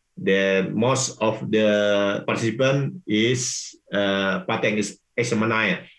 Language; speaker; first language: English; non-native, learner; Indonesian